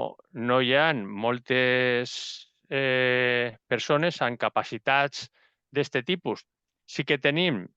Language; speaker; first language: Catalan; non-native, local second language; Spanish